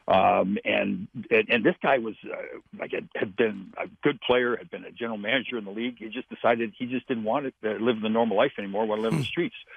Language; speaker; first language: English; native; English